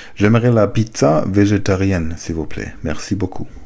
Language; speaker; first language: French; non-native, learner; German